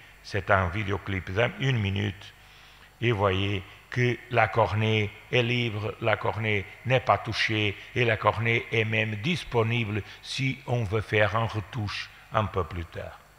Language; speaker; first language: French; non-native, fluent; Portuguese